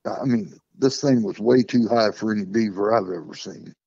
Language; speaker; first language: English; native; English